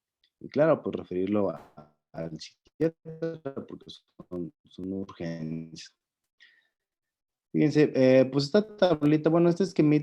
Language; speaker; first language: Spanish; native; Spanish